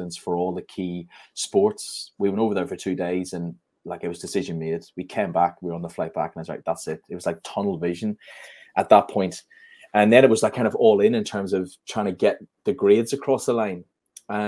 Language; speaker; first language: English; native; English